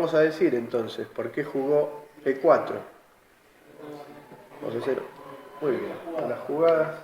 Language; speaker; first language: Spanish; native; Spanish